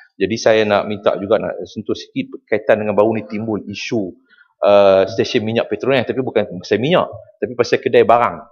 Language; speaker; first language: Malay; native; Malay